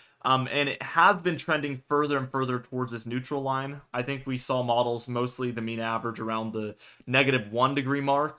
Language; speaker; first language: English; native; English